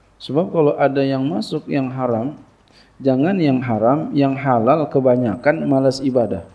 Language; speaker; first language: Indonesian; native; Indonesian